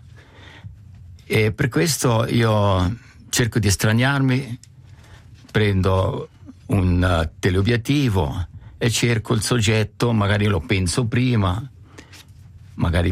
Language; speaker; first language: Italian; native; Italian